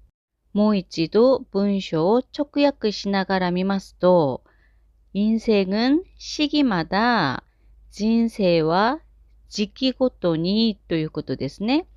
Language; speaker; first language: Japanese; non-native, fluent; Korean